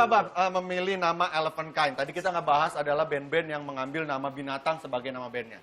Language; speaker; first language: Indonesian; native; Indonesian